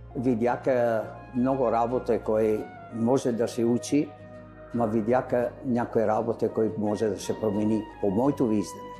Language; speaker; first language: Bulgarian; non-native, learner; Italian